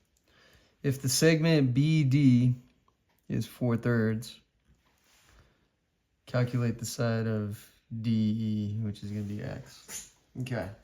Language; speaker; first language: English; native; English